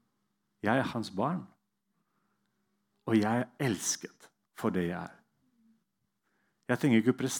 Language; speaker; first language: Norwegian; non-native, fluent; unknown